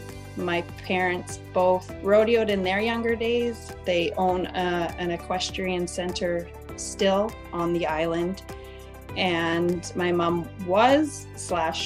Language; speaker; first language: English; native; English